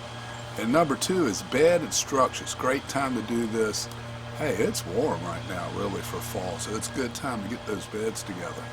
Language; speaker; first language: English; native; English